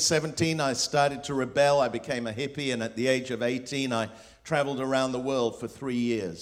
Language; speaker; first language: English; non-native, local second language; Spanish